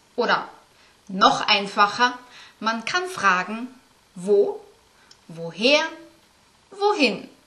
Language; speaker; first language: German; native; German